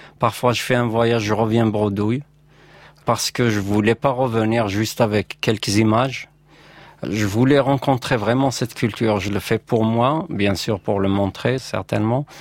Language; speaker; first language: French; non-native, local second language; Kabyle